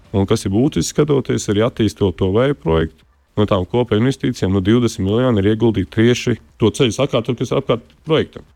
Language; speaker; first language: Latvian; native; Latvian